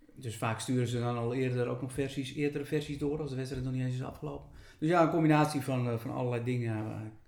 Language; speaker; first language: Dutch; native; Dutch